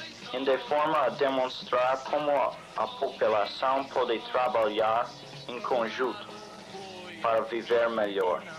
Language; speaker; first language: Portuguese; non-native, fluent; English